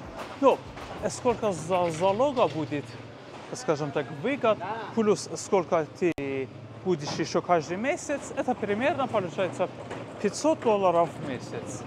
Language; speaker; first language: Russian; non-native, fluent; Persian